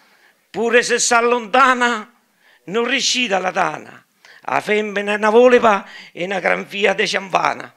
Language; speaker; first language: Italian; native; Italian